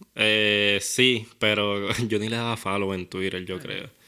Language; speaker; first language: Spanish; native; Spanish